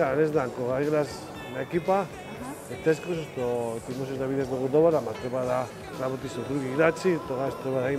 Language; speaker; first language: Macedonian; non-native, learner; Spanish